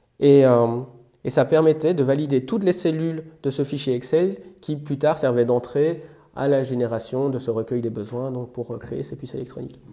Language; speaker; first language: French; native; French